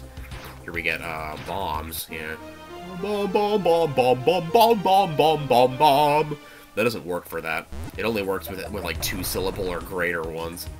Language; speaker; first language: English; native; English